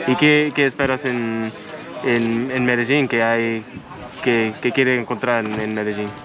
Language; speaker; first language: Spanish; non-native, learner; English